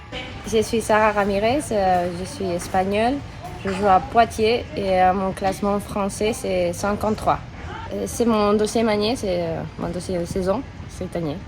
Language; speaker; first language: French; non-native, fluent; Spanish